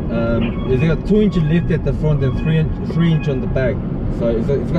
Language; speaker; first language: English; non-native, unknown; Korean